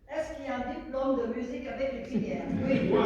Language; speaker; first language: French; non-native, fluent; Vietnamese